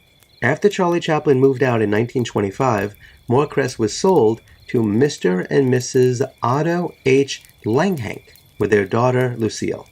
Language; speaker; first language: English; native; English